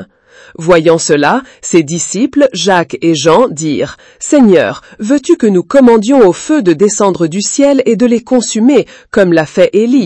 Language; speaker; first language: French; native; French